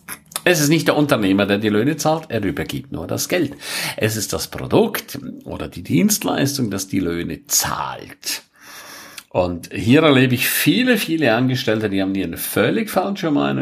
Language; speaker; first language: German; native; German